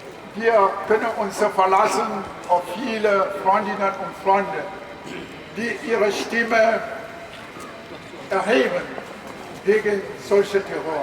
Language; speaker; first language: German; non-native, learner; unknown